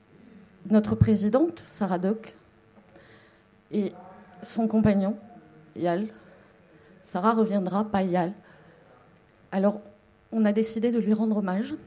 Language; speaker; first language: French; native; French